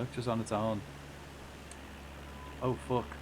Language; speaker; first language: English; native; English